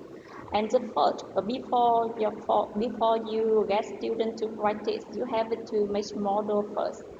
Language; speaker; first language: English; non-native, learner; Vietnamese